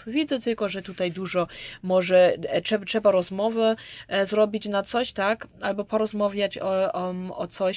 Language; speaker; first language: Polish; early bilingual, heritage; Polish